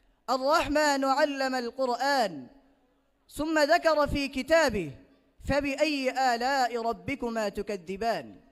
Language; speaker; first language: Arabic; non-native, learner; Bangla